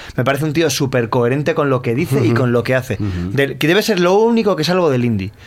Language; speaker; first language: Spanish; native; Spanish